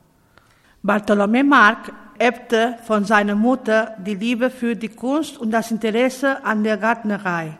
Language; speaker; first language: German; non-native, learner; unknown